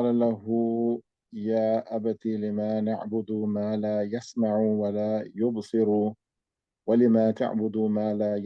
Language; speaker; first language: Arabic; non-native, learner; Urdu